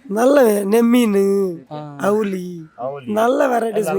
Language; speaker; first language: Malayalam; non-native, learner; Tamil